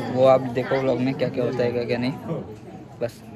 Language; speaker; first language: Hindi; non-native, local second language; Marathi